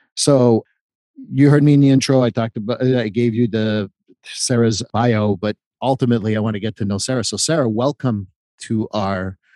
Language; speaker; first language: English; native; English